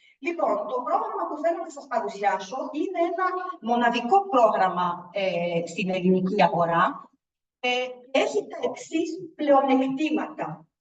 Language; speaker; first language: Greek; early bilingual, heritage; Greek